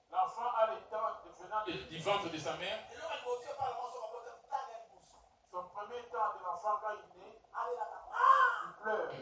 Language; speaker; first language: French; non-native, local second language; Lingala